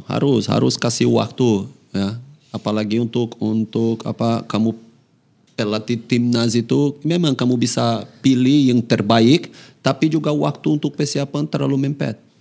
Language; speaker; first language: Indonesian; non-native, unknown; Portuguese